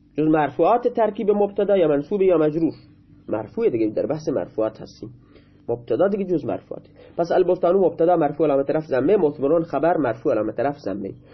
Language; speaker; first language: Persian; non-native, local second language; Baluchi